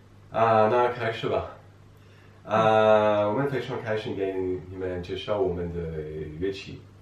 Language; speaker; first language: Chinese; non-native, fluent; French